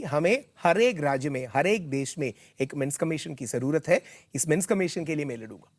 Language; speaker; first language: Hindi; non-native, local second language; Malayalam